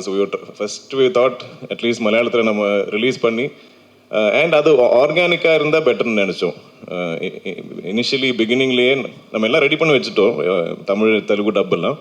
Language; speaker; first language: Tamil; non-native, local second language; Malayalam